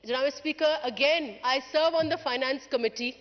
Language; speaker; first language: English; non-native, local second language; Urdu